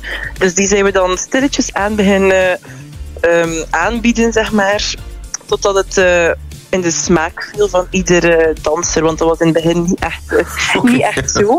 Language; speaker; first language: Dutch; native; Dutch